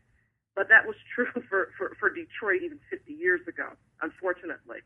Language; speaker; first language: English; native; English